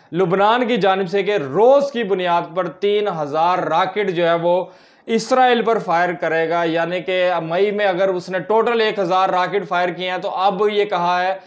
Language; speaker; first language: Urdu; native; Urdu